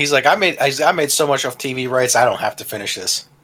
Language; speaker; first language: English; native; English